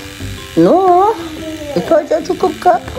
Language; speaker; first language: Indonesian; non-native, learner; Turkish